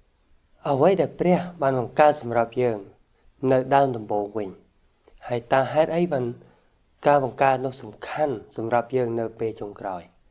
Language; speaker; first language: Khmer; native; Khmer